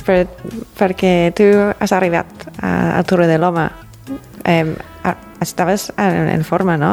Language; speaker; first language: Catalan; non-native, fluent; English